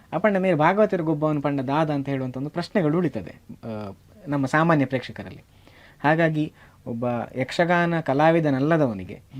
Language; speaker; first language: Kannada; native; Kannada